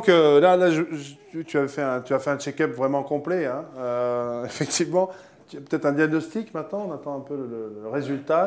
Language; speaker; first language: French; native; French